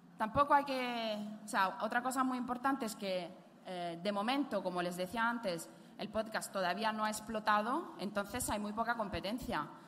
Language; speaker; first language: Spanish; non-native, fluent; Italian